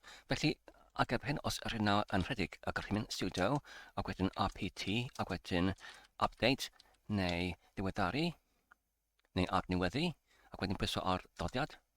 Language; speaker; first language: Welsh; non-native, fluent; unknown